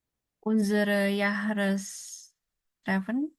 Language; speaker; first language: German; non-native, learner; Indonesian